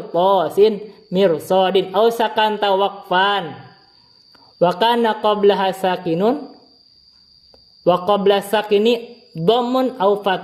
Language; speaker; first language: Arabic; non-native, fluent; Indonesian